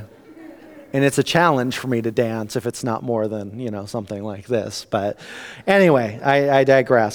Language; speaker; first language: English; native; English